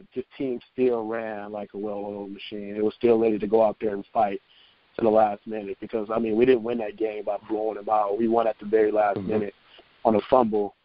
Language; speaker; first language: English; native; English